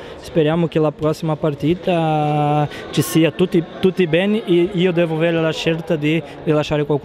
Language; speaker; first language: Italian; non-native, fluent; Portuguese